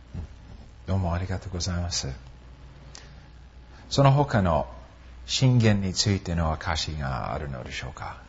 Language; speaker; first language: Japanese; non-native, fluent; English